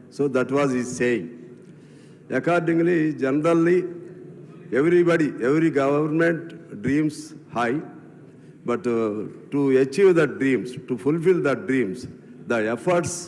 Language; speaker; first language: English; non-native, local second language; Telugu